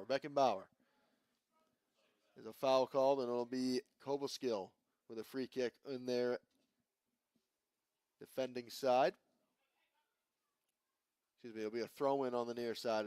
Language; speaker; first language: English; native; English